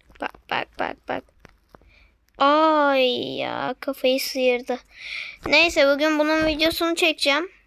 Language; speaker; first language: Turkish; native; Turkish